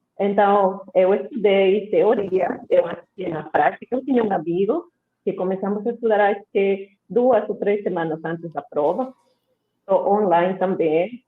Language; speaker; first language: Portuguese; non-native, fluent; Spanish